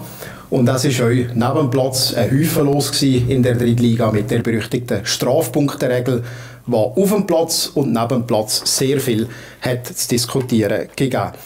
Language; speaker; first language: German; native; German